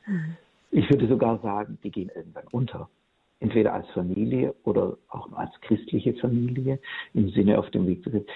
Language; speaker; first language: German; native; German